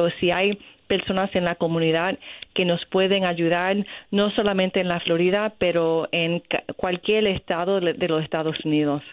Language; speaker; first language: Spanish; early bilingual, other home language; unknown